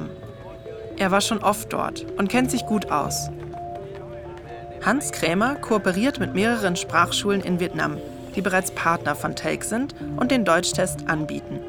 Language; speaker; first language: German; native; German